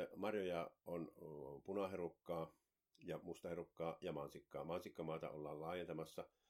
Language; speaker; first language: Finnish; native; Finnish